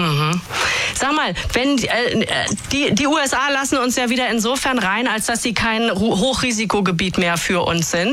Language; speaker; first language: German; native; German